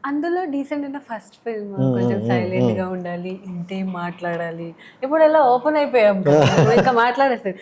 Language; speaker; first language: Telugu; non-native, fluent; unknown